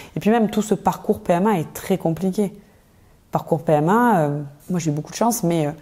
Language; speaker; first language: French; native; French